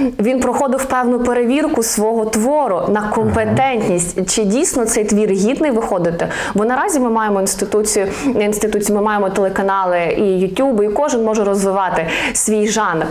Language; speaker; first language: Ukrainian; native; Ukrainian